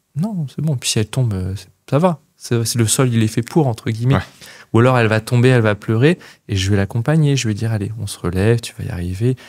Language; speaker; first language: French; native; French